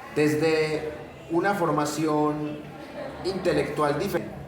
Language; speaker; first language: Spanish; native; Spanish